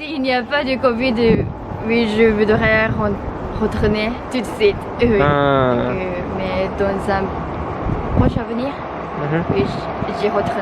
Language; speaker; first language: French; non-native, fluent; Japanese